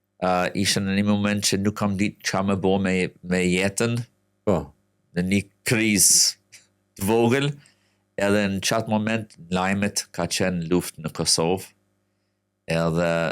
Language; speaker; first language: Albanian; non-native, fluent; English